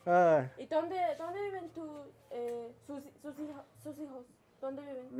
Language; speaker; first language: Spanish; non-native, learner; Mongolian